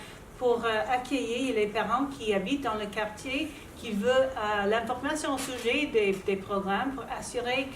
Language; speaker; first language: French; non-native, local second language; English